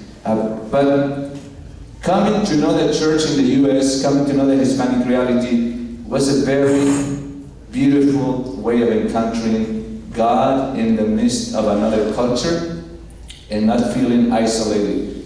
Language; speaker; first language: English; non-native, fluent; Spanish